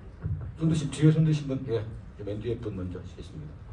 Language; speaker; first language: Korean; native; Korean